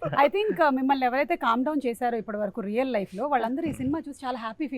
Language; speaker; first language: Telugu; native; Telugu